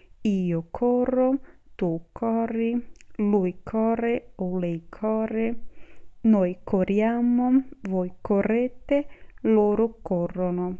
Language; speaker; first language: Italian; non-native, fluent; Portuguese